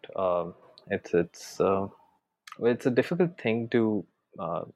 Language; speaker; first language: English; non-native, local second language; Hindi